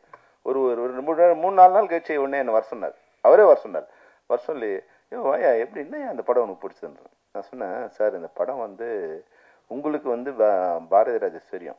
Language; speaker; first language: Tamil; native; Tamil